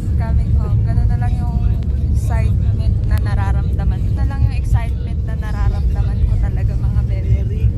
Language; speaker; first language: Filipino; native; Filipino